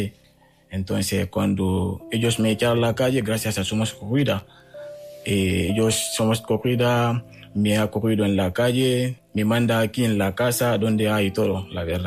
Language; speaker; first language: Spanish; non-native, fluent; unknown